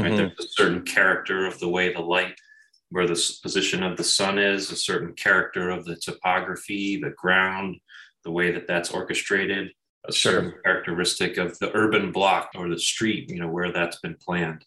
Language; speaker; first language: English; native; English